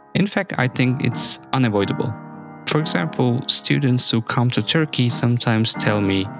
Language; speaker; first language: English; non-native, fluent; Turkish